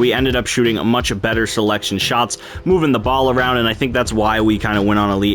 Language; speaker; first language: English; native; English